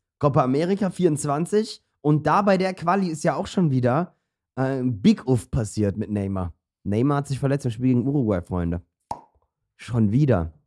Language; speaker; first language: German; early bilingual, other home language; Turkish